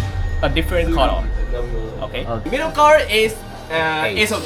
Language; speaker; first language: English; non-native, learner; Japanese